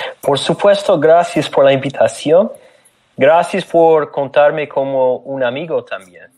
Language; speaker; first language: Spanish; non-native, fluent; English